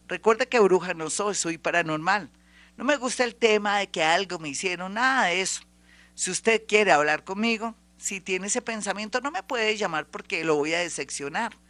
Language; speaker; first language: Spanish; native; Spanish